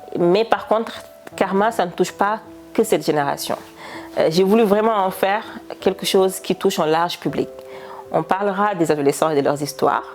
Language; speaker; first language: French; non-native, local second language; Wolof